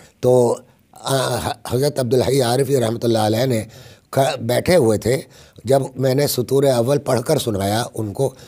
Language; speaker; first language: Urdu; native; Urdu